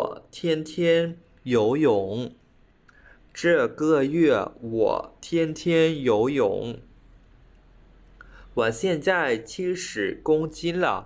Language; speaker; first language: Chinese; non-native, fluent; Khmer